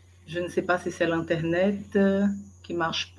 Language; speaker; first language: French; non-native, fluent; Portuguese